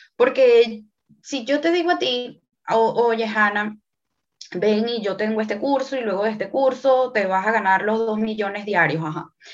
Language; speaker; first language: Spanish; native; Spanish